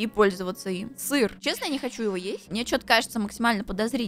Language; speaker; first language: Russian; native; Russian